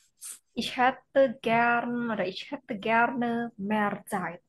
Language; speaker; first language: German; non-native, fluent; Indonesian